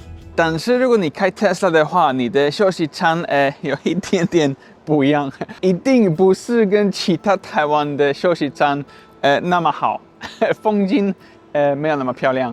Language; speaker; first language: Chinese; non-native, fluent; Swedish